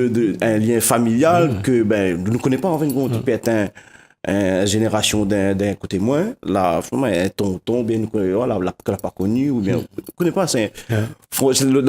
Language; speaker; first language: French; non-native, local second language; Réunion Creole French